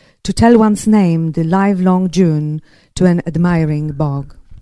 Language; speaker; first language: English; non-native, fluent; Polish